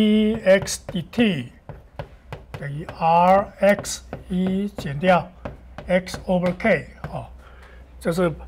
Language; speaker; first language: Chinese; native; Chinese